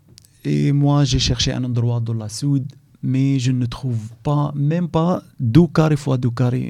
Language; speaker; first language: French; non-native, learner; Arabic